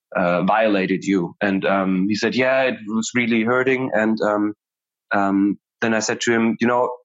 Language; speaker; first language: English; non-native, fluent; German